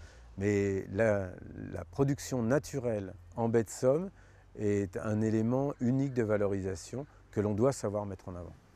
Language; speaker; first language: French; native; French